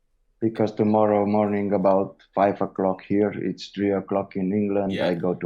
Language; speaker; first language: English; non-native, learner; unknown